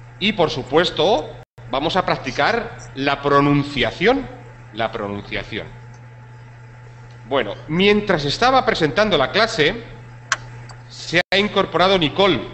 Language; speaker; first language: Spanish; native; Spanish